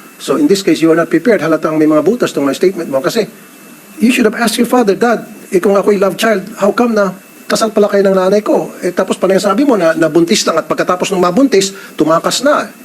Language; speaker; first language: Filipino; native; Filipino